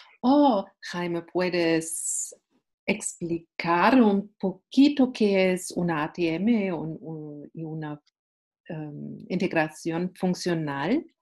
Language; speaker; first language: Spanish; non-native, fluent; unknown